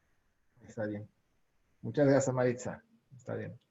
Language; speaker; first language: Spanish; non-native, learner; Portuguese